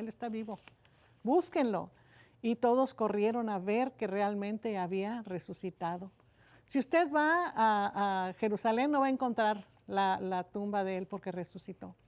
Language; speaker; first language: Spanish; native; Spanish